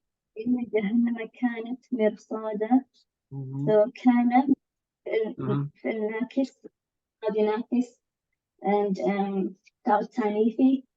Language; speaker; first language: Arabic; non-native, learner; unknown